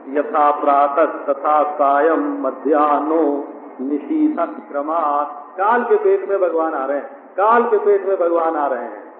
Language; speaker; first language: Hindi; native; Hindi